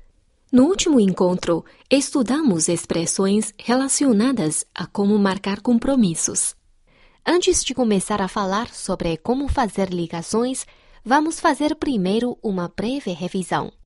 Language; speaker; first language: Portuguese; non-native, fluent; Chinese